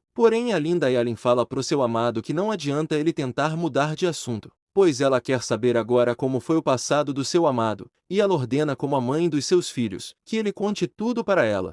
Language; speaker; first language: Portuguese; native; Portuguese